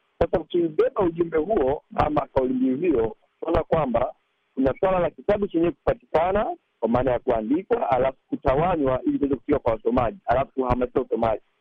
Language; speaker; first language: Swahili; native; Swahili